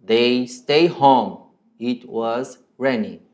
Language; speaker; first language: English; non-native, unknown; Portuguese